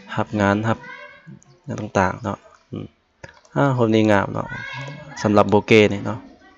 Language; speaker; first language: Lao; native; Lao